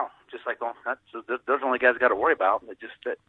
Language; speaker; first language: English; native; English